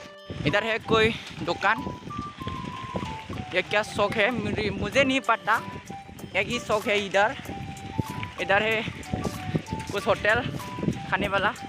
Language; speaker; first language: Hindi; non-native, local second language; Bodo